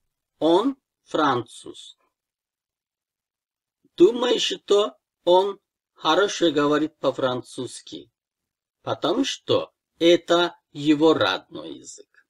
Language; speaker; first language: Russian; non-native, fluent; Turkish